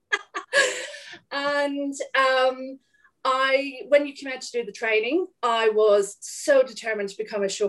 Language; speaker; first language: English; native; English